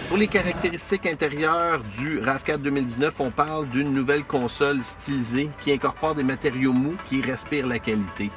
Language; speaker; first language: French; native; French